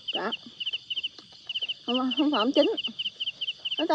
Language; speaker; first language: Vietnamese; native; Vietnamese